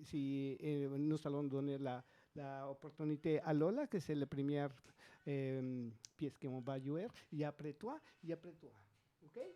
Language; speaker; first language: French; non-native, learner; Spanish